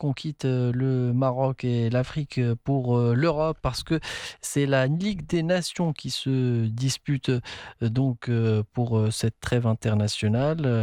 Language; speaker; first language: French; non-native, local second language; Arabic